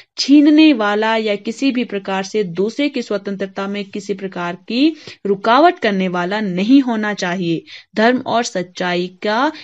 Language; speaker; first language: Hindi; native; Hindi